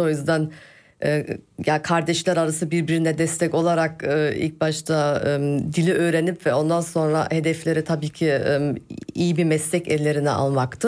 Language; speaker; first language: Turkish; early bilingual, heritage; Turkish